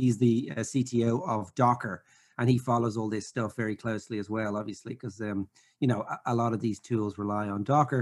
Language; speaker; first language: English; native; English